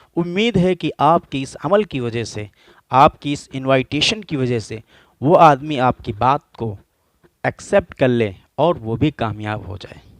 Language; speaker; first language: Urdu; native; Urdu